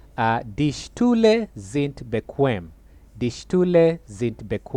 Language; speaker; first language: German; non-native, fluent; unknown